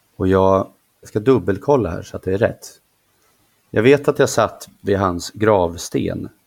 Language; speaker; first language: Swedish; native; Swedish